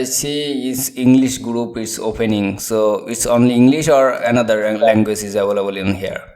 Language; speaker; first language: English; non-native, learner; Bangla